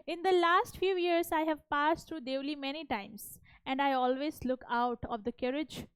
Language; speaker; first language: English; non-native, local second language; Hindi